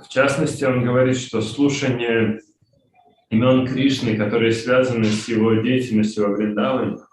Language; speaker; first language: Russian; native; Russian